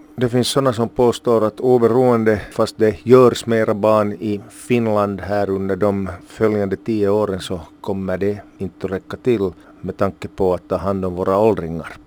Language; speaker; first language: Swedish; native; Swedish